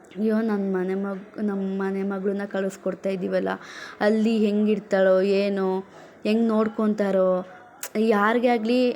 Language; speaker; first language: Kannada; non-native, local second language; Lambadi